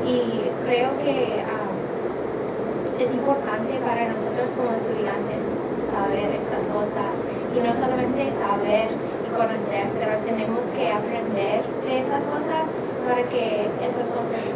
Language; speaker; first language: Spanish; non-native, learner; English